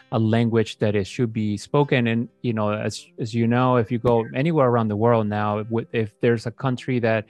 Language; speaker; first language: English; native; English